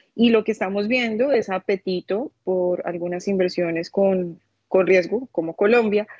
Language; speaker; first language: Spanish; native; Spanish